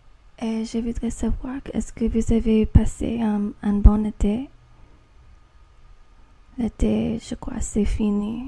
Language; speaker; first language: French; non-native, learner; English